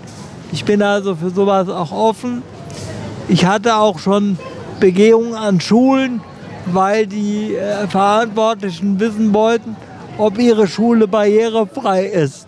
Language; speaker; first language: German; native; German